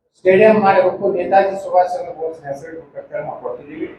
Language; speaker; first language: Kannada; native; Kannada